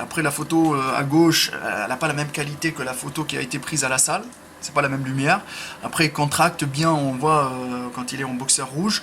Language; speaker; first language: French; native; French